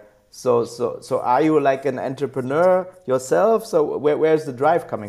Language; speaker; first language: English; non-native, fluent; German